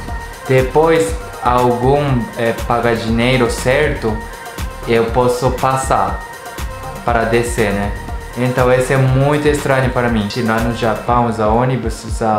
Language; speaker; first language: Portuguese; non-native, learner; Japanese